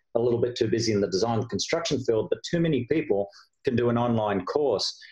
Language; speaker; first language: English; native; English